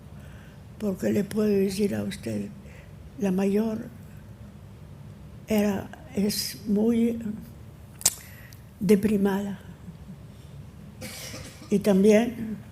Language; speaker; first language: Spanish; early bilingual, heritage; Ladino